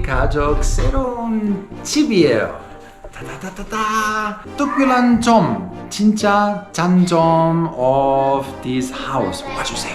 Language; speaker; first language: Korean; non-native, learner; Italian